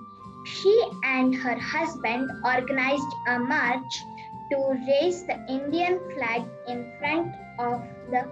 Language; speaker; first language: English; non-native, local second language; Kannada